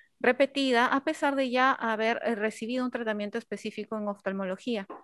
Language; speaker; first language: Spanish; native; Spanish